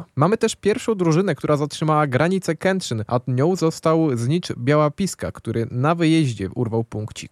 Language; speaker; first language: Polish; native; Polish